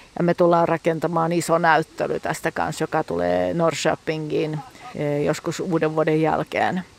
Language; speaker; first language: Finnish; early bilingual, heritage; Finnish